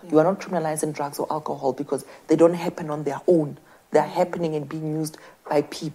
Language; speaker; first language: English; non-native, local second language; Southern Sotho